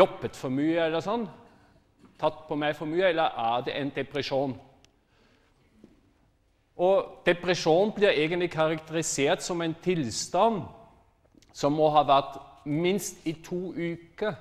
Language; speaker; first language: Norwegian; non-native, fluent; German